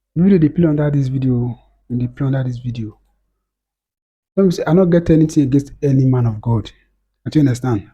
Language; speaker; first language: Nigerian Pidgin; native; Nigerian Pidgin